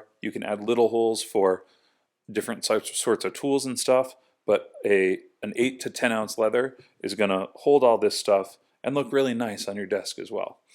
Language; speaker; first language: English; native; English